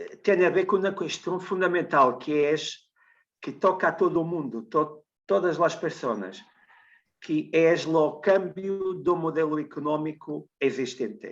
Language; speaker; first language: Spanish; non-native, learner; Portuguese